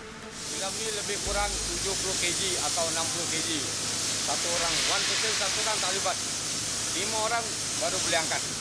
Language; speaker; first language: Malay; non-native, learner; Bangla